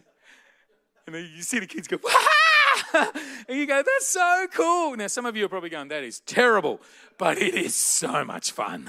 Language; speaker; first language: English; native; English